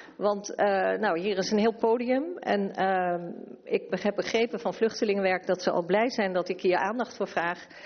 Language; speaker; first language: Dutch; native; Dutch